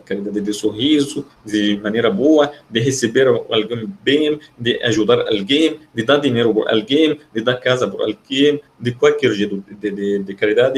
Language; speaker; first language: Portuguese; non-native, fluent; Arabic